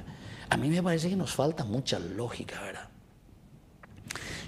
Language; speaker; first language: Spanish; native; Spanish